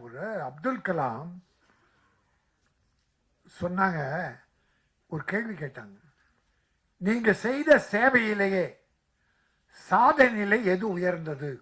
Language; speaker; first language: Tamil; native; Tamil